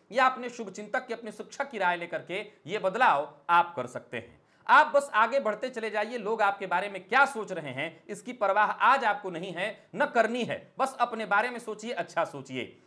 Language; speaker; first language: Hindi; native; Hindi